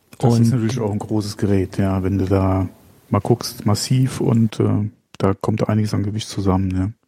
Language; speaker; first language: German; native; German